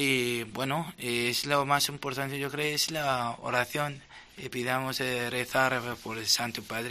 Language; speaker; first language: Spanish; non-native, fluent; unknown